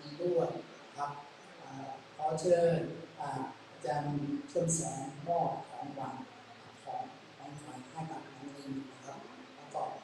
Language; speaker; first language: Thai; non-native, local second language; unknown